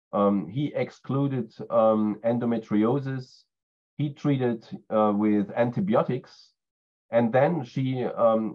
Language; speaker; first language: English; non-native, fluent; German